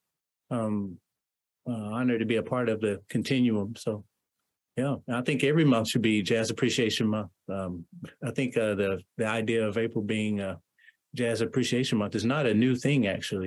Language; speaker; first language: English; native; English